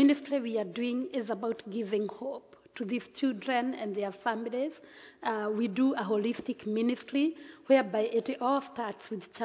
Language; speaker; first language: English; non-native, local second language; Kikuyu